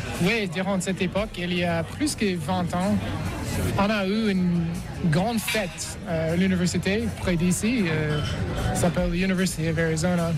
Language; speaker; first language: French; non-native, fluent; English